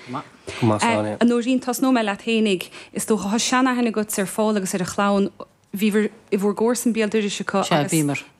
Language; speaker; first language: Irish; native; Irish